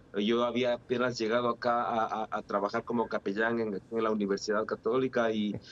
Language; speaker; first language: Spanish; native; Spanish